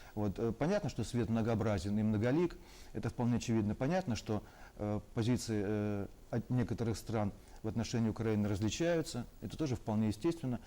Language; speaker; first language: Russian; native; Russian